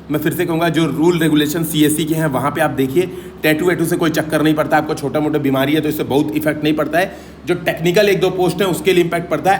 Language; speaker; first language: Hindi; native; Hindi